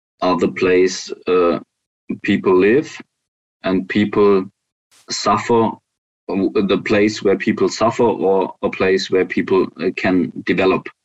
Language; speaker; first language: English; non-native, fluent; German